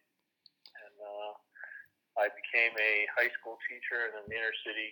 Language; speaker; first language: English; native; English